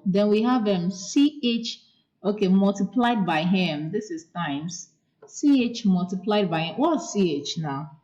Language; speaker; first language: English; non-native, local second language; Yoruba